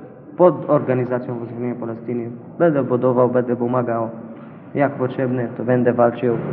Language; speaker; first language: Polish; non-native, local second language; Arabic